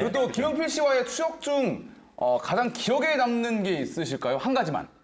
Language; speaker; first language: Korean; native; Korean